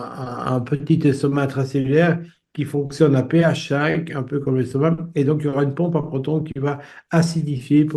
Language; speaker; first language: French; native; French